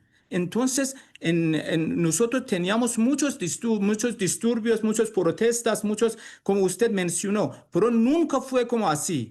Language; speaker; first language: Spanish; non-native, learner; Persian